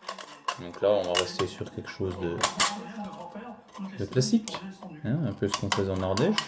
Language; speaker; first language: French; native; French